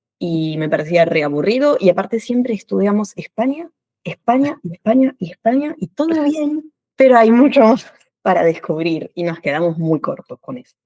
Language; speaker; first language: Spanish; non-native, fluent; French